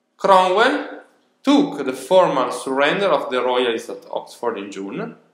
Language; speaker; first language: English; non-native, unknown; Italian